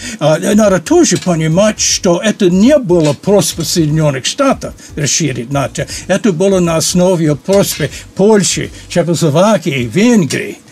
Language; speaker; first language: Russian; non-native, fluent; English